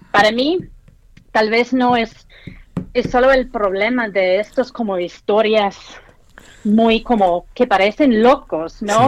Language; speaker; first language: Spanish; non-native, fluent; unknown